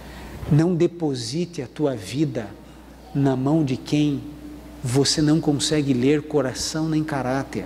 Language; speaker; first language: Portuguese; native; Portuguese